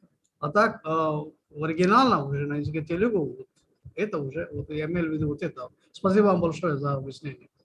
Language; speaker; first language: Russian; native; Russian